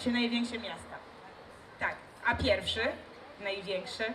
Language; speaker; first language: Polish; non-native, fluent; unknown